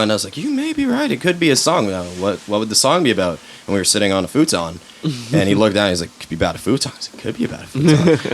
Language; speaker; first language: English; native; English